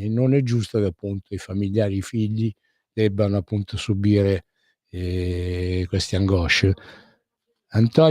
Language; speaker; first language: Italian; native; Italian